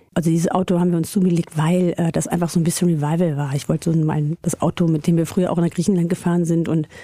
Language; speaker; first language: German; early bilingual, other home language; Greek